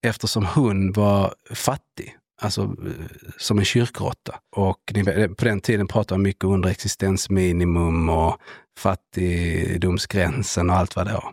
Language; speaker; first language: Swedish; native; Swedish